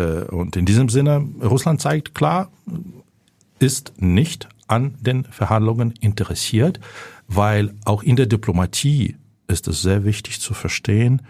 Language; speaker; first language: German; non-native, fluent; Ukrainian